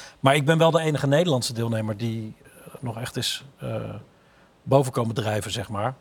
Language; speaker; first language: Dutch; native; Dutch